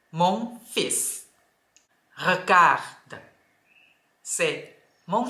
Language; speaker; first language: French; non-native, fluent; Thai